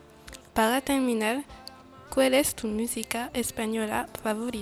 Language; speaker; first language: Spanish; non-native, learner; French